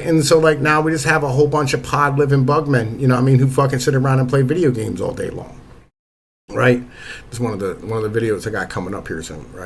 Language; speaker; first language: English; native; English